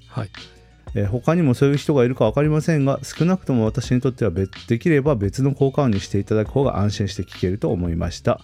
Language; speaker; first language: Japanese; native; Japanese